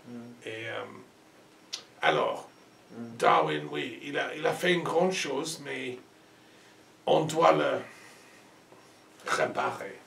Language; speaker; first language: French; non-native, learner; English